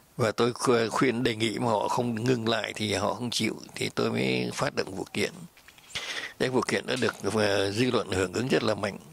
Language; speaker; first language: Vietnamese; native; Vietnamese